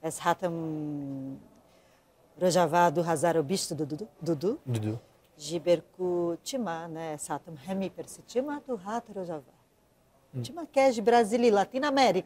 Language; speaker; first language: Kurdish; non-native, learner; Portuguese